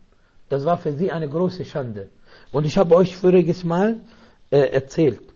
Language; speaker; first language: German; non-native, fluent; Arabic